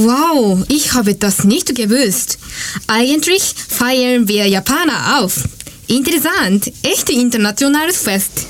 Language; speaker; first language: German; non-native, learner; Japanese